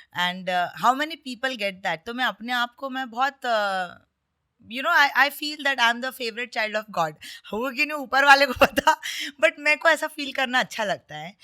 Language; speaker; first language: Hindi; non-native, local second language; Marathi